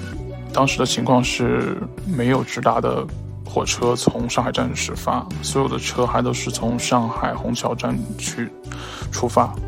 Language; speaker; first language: Chinese; native; Chinese